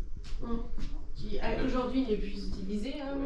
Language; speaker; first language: French; native; French